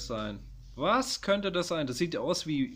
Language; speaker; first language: German; native; German